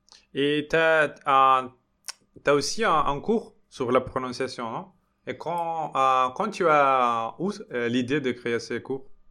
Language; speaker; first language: French; non-native, fluent; Portuguese